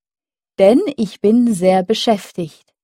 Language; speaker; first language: German; non-native, fluent; French